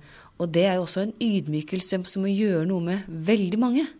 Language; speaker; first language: Norwegian; native; Norwegian